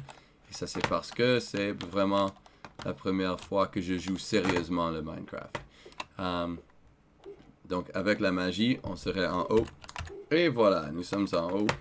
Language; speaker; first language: French; non-native, learner; English